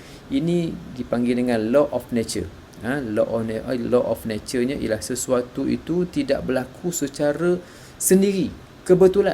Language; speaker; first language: Malay; native; Malay